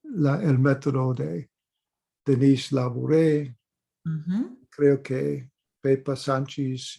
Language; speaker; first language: Spanish; non-native, fluent; English